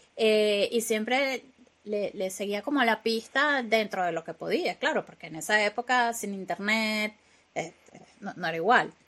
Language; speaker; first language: Spanish; native; Spanish